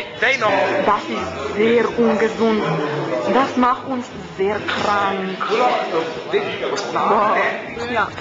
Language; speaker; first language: German; non-native, learner; Slovenian